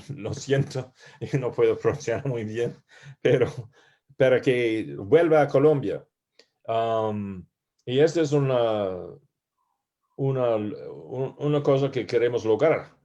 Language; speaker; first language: Spanish; non-native, learner; English